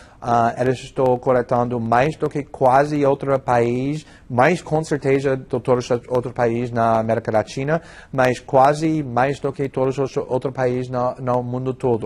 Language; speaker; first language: Portuguese; non-native, fluent; English